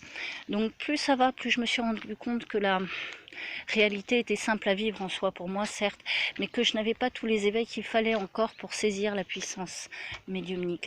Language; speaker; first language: French; native; French